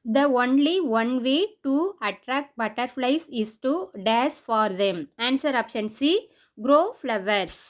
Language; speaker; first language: English; non-native, local second language; Tamil